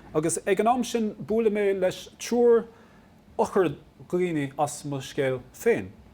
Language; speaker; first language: Irish; non-native, local second language; English